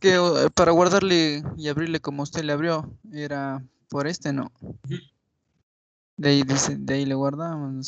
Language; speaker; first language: Spanish; native; Spanish